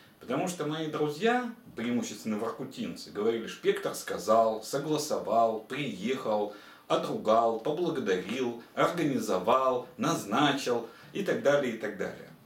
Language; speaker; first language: Russian; native; Russian